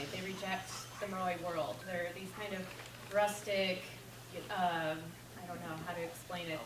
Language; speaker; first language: English; native; English